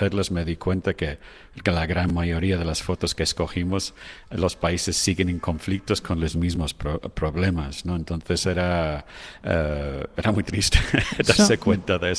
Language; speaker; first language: Spanish; non-native, fluent; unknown